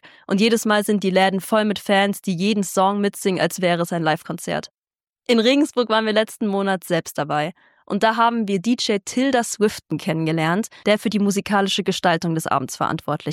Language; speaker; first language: German; native; German